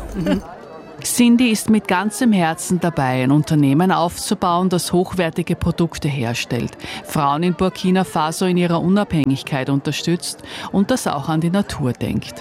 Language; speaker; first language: German; native; German